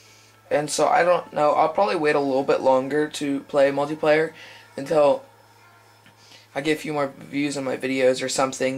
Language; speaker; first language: English; native; English